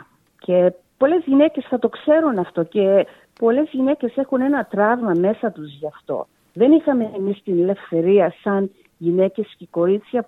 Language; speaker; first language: Greek; early bilingual, heritage; Greek